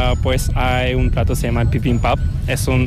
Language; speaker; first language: Spanish; non-native, fluent; Korean